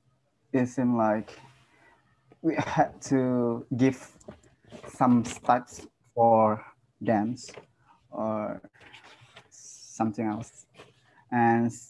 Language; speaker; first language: English; non-native, learner; Indonesian